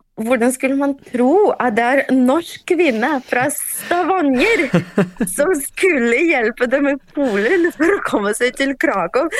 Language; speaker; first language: Norwegian; non-native, fluent; Ukrainian